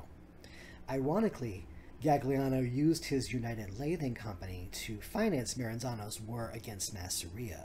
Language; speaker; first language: English; native; English